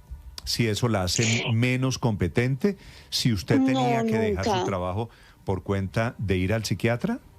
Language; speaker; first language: Spanish; native; Spanish